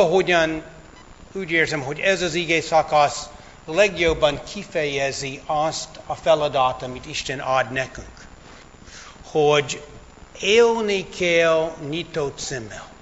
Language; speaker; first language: Hungarian; non-native, fluent; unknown